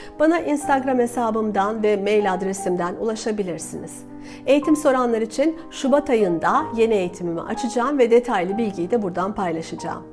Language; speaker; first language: Turkish; native; Turkish